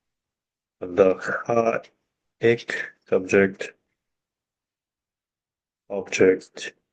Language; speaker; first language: Dutch; non-native, learner; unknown